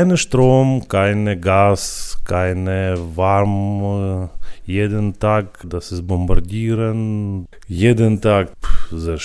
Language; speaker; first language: German; non-native, learner; Ukrainian